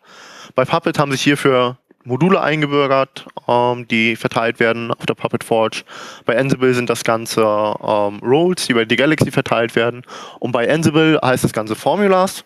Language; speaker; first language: German; native; German